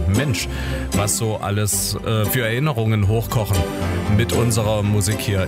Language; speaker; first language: German; native; German